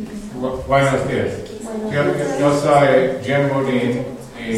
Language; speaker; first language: Spanish; non-native, learner; English